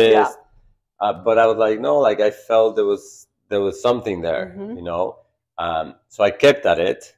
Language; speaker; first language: English; non-native, fluent; Spanish